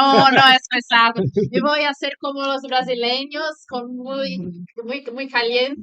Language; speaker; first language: Spanish; non-native, learner; Portuguese